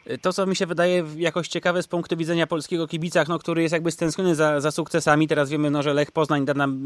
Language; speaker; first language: Polish; native; Polish